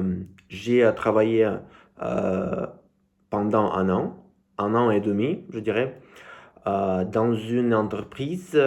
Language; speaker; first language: French; non-native, learner; Russian